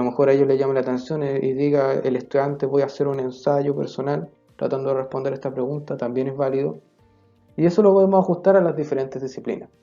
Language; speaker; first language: Spanish; native; Spanish